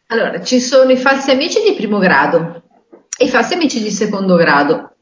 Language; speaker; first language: Italian; native; Italian